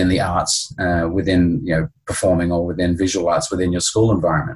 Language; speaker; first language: English; native; English